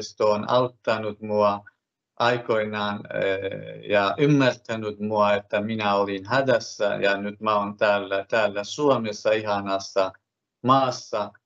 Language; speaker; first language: Finnish; non-native, fluent; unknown